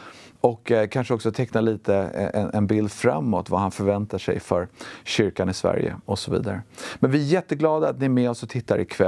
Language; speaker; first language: Swedish; native; Swedish